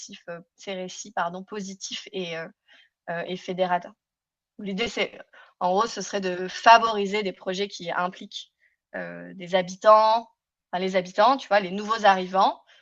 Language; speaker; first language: French; native; French